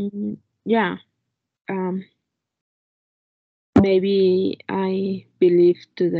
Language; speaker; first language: English; non-native, learner; Spanish